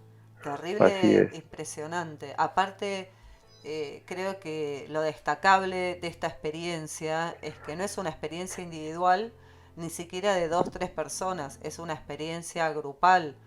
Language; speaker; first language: Spanish; native; Spanish